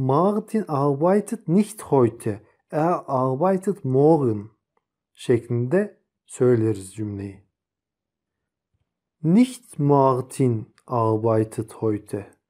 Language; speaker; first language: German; non-native, fluent; Turkish